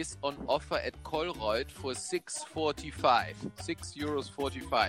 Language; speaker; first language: English; non-native, fluent; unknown